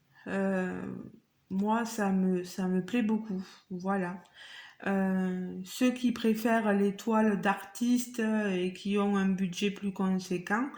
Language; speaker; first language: French; native; French